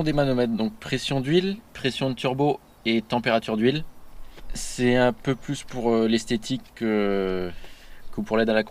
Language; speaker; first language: French; native; French